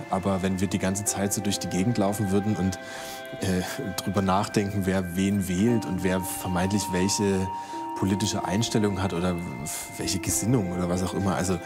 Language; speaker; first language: German; native; German